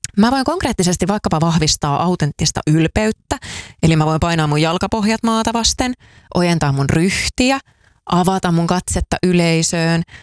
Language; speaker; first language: Finnish; native; Finnish